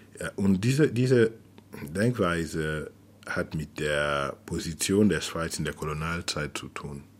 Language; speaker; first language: German; non-native, fluent; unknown